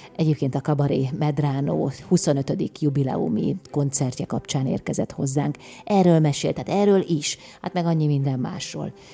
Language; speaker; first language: Hungarian; native; Hungarian